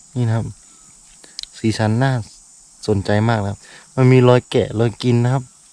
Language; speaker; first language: Thai; non-native, local second language; Karen languages